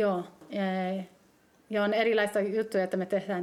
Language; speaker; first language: Finnish; early bilingual, heritage; Hebrew